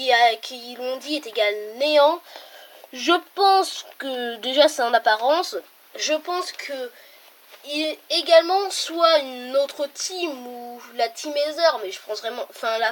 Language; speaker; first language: French; native; French